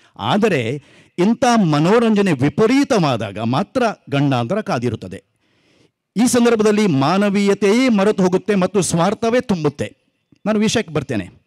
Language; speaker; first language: Kannada; non-native, local second language; Konkani